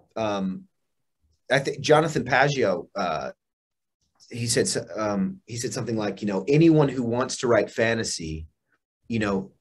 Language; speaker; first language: English; native; English